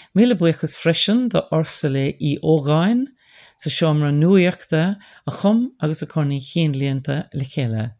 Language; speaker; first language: Irish; non-native, local second language; English